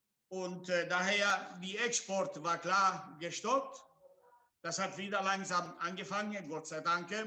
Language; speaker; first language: German; non-native, fluent; Italian